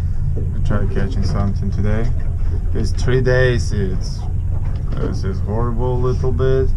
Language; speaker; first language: English; non-native, learner; Russian